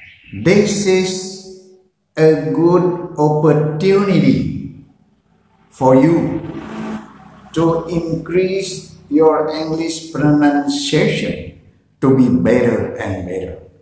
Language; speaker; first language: English; non-native, fluent; Indonesian